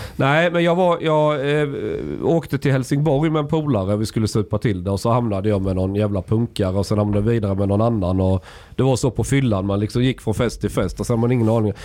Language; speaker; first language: Swedish; native; Swedish